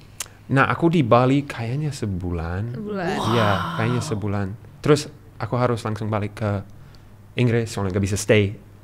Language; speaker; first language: Indonesian; non-native, learner; English